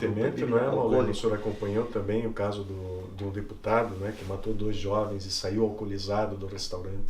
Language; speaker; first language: Portuguese; native; Portuguese